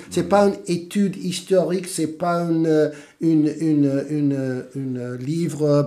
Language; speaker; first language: French; non-native, fluent; English